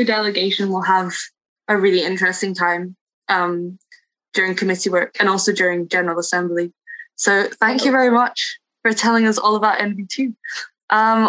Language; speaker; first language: English; native; English